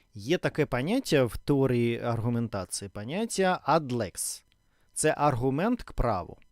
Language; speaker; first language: Ukrainian; non-native, local second language; Russian